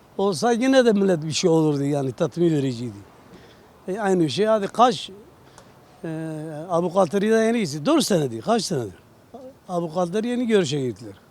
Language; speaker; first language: Turkish; non-native, local second language; Kurdish